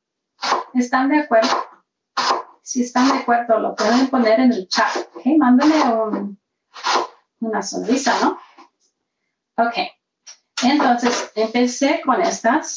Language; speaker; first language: Spanish; early bilingual, heritage; Spanish